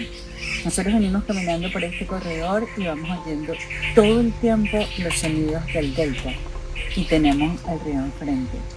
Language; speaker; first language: Spanish; native; Spanish